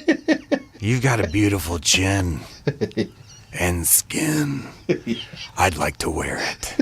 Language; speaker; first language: English; native; English